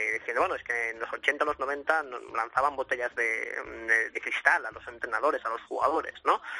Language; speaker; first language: Spanish; native; Spanish